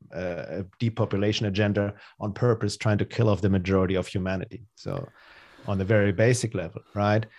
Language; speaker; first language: English; non-native, fluent; German